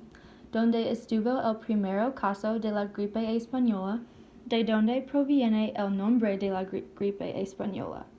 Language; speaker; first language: Spanish; non-native, learner; English